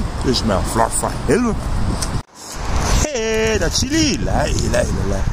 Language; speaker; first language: Danish; non-native, learner; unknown